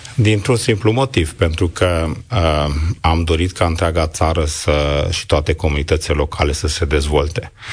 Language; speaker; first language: Romanian; non-native, local second language; Hungarian